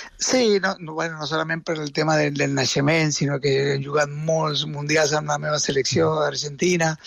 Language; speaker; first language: Catalan; non-native, fluent; Spanish